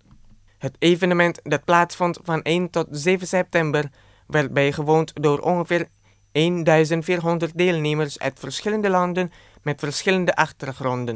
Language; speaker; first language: Dutch; non-native, fluent; Indonesian